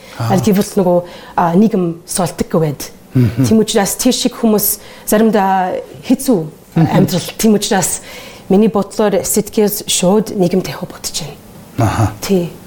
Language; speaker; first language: Mongolian; non-native, learner; English